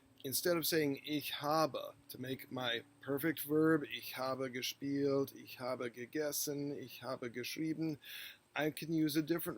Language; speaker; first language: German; non-native, fluent; English